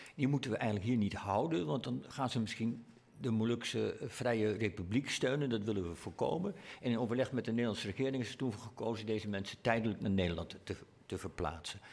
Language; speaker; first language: Dutch; native; Dutch